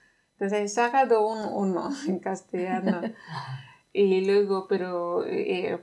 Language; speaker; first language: Spanish; non-native, fluent; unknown